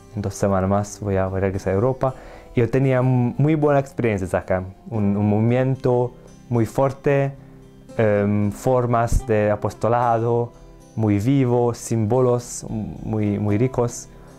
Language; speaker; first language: Spanish; non-native, learner; Hungarian